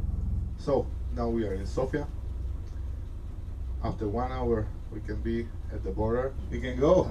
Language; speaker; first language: English; non-native, learner; Bulgarian